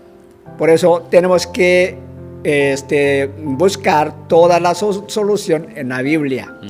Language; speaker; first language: Spanish; non-native, fluent; Korean